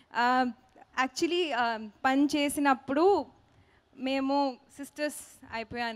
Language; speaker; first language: Telugu; non-native, learner; Hindi